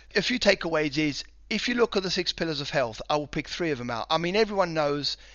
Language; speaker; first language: English; non-native, fluent; Spanish